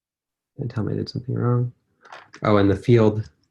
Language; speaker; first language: English; native; English